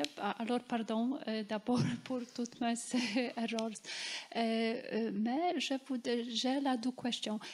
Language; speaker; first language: French; non-native, learner; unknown